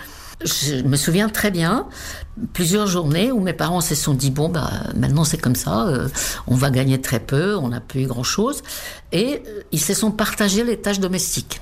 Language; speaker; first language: French; non-native, fluent; Czech